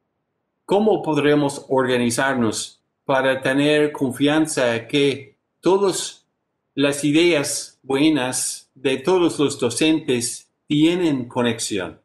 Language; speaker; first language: Spanish; non-native, fluent; English